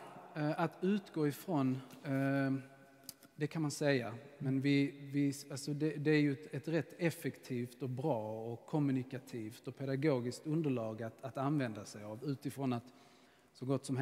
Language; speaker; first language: Swedish; native; Swedish